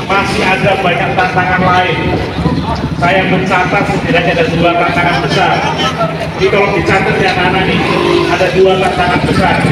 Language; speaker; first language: Indonesian; native; Indonesian